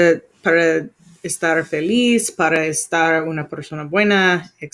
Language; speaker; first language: Spanish; non-native, learner; English